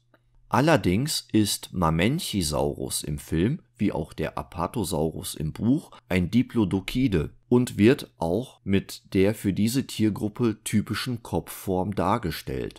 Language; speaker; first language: German; native; German